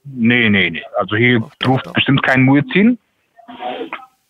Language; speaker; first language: German; native; German